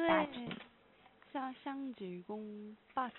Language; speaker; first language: Chinese; non-native, learner; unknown